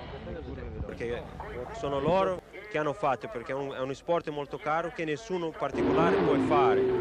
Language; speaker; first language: Italian; non-native, learner; Portuguese